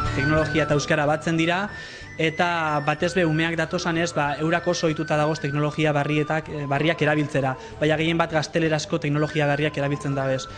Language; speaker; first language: Basque; native; Basque